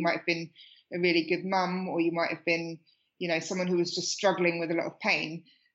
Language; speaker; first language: English; native; English